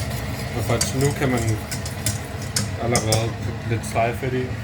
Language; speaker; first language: Danish; native; Danish